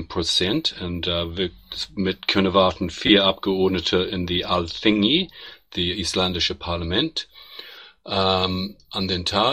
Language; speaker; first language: German; non-native, learner; English